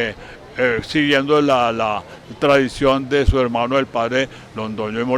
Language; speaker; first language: Spanish; native; Spanish